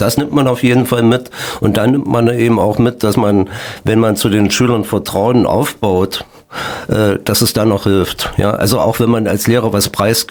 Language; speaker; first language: German; native; German